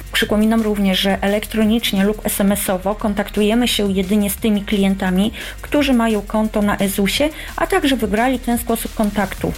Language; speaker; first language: Polish; native; Polish